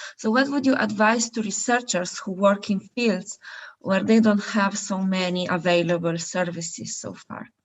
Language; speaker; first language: English; non-native, fluent; Slovenian